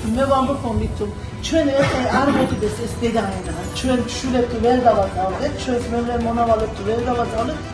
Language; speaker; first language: Georgian; early bilingual, heritage; Georgian